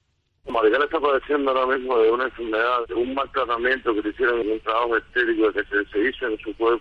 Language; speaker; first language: Spanish; native; Spanish